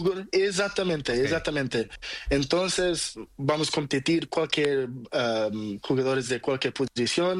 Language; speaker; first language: Spanish; non-native, learner; Portuguese